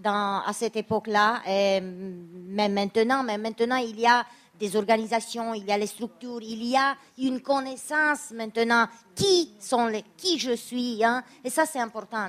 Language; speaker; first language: French; non-native, fluent; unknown